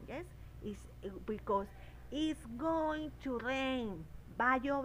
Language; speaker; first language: English; non-native, learner; Spanish